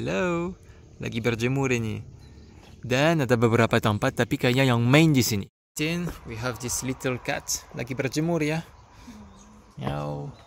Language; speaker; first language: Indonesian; non-native, fluent; French